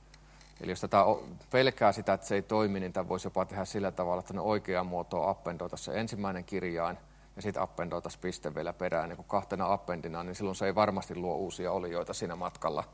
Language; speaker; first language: Finnish; native; Finnish